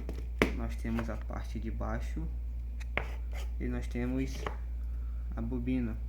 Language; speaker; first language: Portuguese; native; Portuguese